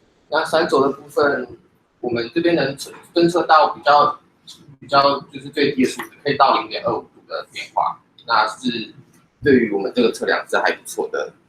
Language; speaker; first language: Chinese; native; Chinese